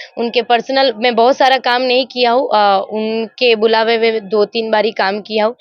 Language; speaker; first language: Hindi; non-native, local second language; Bangla